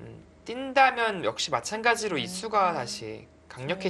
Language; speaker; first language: Korean; native; Korean